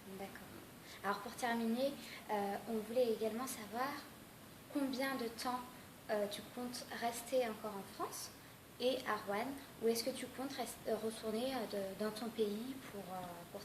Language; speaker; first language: French; native; French